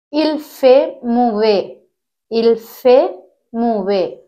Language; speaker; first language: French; non-native, fluent; Tamil